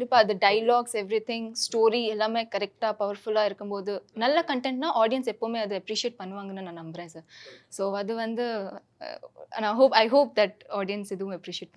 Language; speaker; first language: Tamil; non-native, fluent; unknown